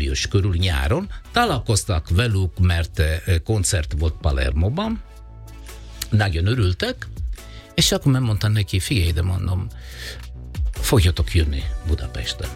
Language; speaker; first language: Hungarian; non-native, learner; Italian